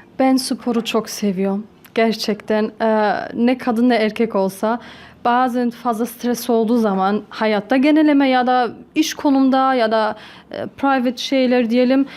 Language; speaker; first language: Turkish; early bilingual, heritage; Turkish